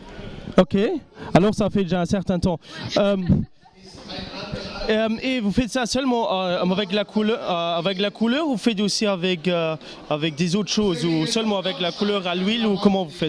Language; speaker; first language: French; non-native, local second language; Luxembourgish